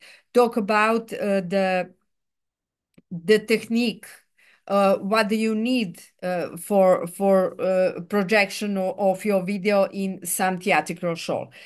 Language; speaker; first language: English; non-native, fluent; Serbian